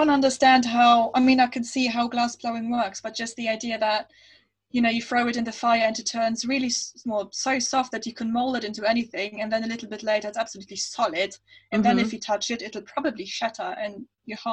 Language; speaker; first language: English; non-native, fluent; German